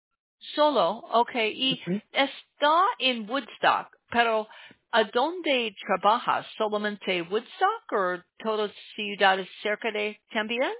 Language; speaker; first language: Spanish; non-native, learner; English